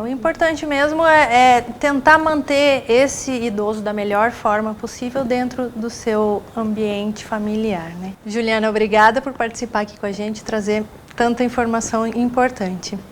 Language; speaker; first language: Portuguese; native; Portuguese